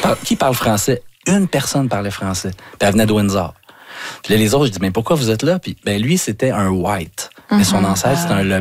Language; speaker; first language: French; native; French